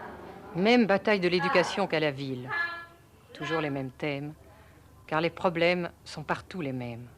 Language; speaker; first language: French; native; French